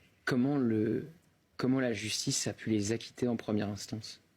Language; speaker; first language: French; native; French